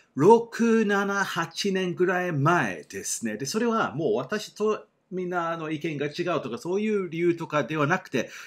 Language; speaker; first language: Japanese; non-native, fluent; English